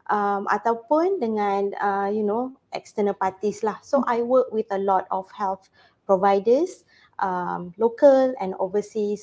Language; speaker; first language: English; non-native, local second language; Malay